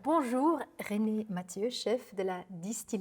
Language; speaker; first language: French; non-native, local second language; Dutch